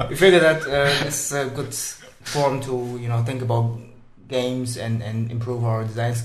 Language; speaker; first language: English; non-native, fluent; Chinese